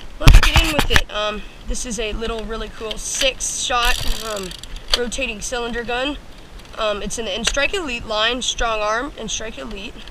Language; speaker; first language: English; native; English